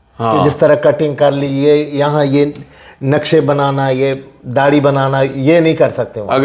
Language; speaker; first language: Urdu; non-native, local second language; Punjabi